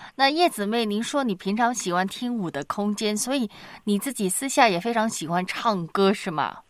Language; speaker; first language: Chinese; non-native, local second language; Cantonese